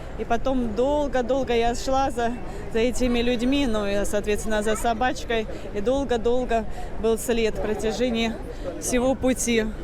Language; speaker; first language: Russian; native; Russian